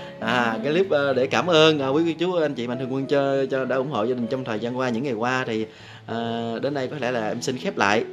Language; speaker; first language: Vietnamese; native; Vietnamese